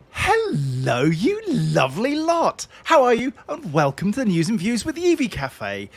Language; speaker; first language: English; native; English